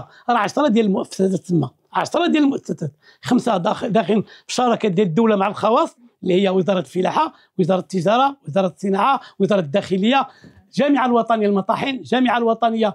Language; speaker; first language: Arabic; native; Arabic